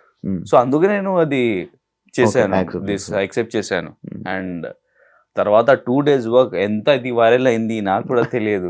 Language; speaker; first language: Telugu; non-native, learner; Hindi